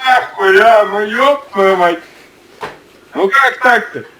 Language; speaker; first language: Russian; native; Russian